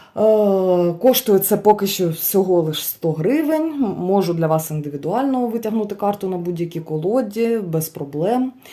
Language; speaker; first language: Ukrainian; non-native, local second language; Russian